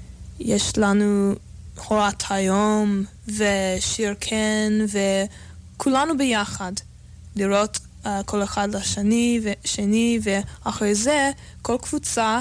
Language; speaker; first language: Hebrew; non-native, learner; English